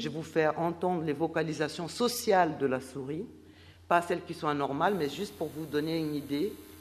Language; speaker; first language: French; non-native, fluent; Portuguese